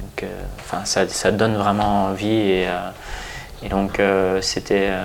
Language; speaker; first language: French; non-native, fluent; Dutch